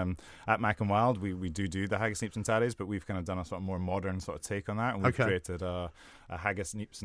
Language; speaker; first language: English; native; English